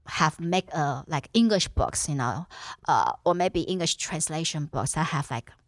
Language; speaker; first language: English; non-native, fluent; Chinese